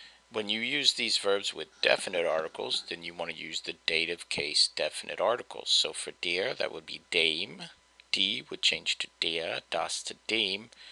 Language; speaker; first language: English; native; English